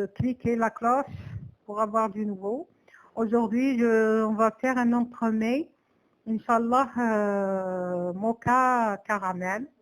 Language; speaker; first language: French; non-native, local second language; Arabic